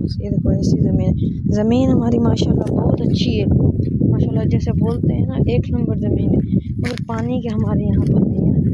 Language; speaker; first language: Urdu; non-native, local second language; Sindhi